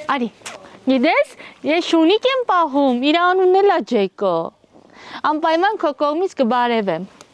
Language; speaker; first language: Armenian; native; Armenian